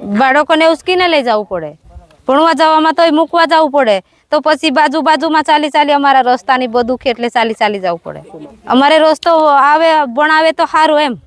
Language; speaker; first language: Gujarati; non-native, local second language; Rathawi